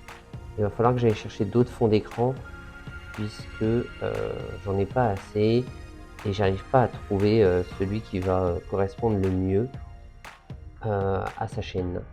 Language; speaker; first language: French; native; French